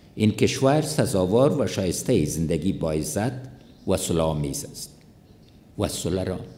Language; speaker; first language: Persian; non-native, local second language; Pashto